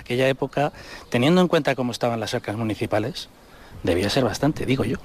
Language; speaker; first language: Spanish; native; Spanish